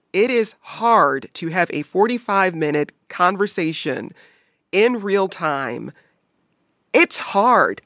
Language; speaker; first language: English; native; English